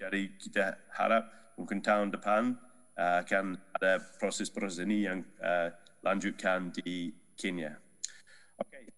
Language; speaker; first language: Indonesian; non-native, learner; Dutch